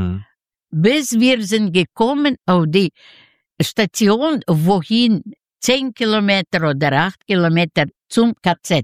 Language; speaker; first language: German; non-native, learner; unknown